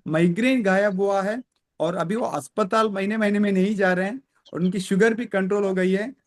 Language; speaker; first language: Hindi; non-native, local second language; Kannada